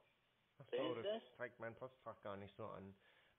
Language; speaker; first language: German; native; German